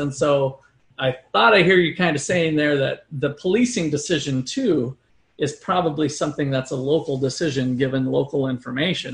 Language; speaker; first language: English; native; English